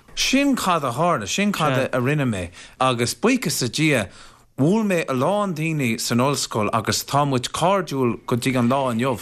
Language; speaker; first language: Irish; non-native, local second language; English